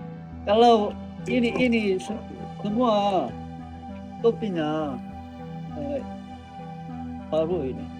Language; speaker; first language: Indonesian; non-native, fluent; Korean